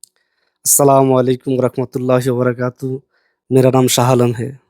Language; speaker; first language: Hindi; non-native, learner; Bangla